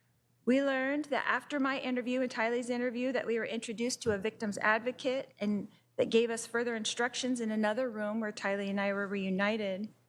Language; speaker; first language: English; native; English